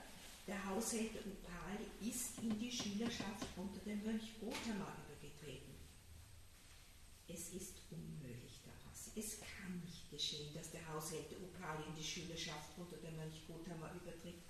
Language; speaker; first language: German; native; German